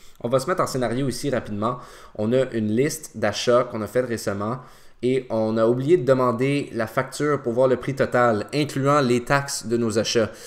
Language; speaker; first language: French; native; French